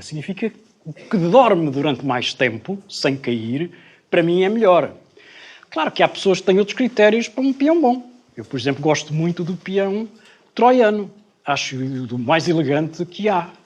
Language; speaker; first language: Portuguese; native; Portuguese